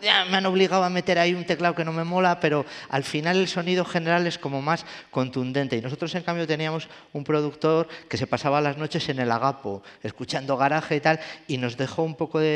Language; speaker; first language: Spanish; native; Spanish